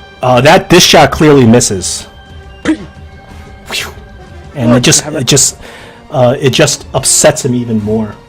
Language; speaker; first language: English; native; English